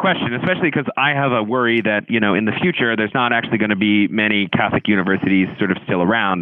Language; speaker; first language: English; native; English